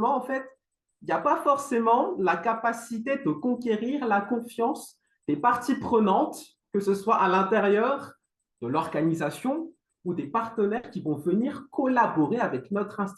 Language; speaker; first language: French; non-native, local second language; Malagasy